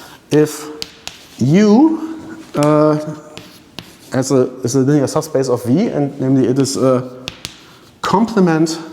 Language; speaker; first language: English; non-native, fluent; German